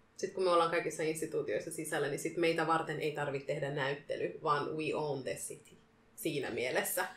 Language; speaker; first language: Finnish; early bilingual, other home language; Arabic